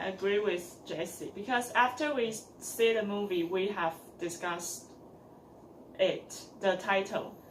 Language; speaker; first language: English; non-native, learner; Chinese